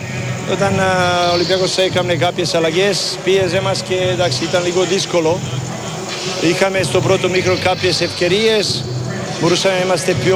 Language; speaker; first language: Greek; non-native, learner; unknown